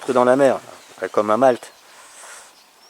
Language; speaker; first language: French; native; French